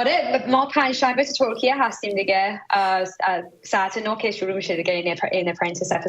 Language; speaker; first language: Persian; early bilingual, heritage; Persian